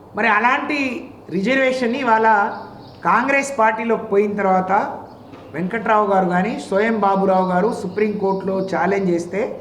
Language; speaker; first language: Telugu; non-native, local second language; Lambadi